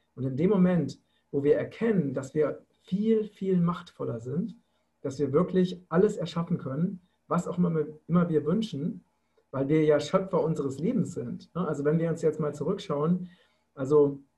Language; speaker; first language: German; native; German